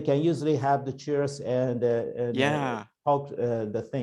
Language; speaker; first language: English; non-native, learner; Chinese